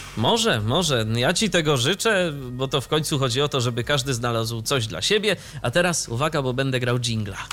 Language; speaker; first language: Polish; native; Polish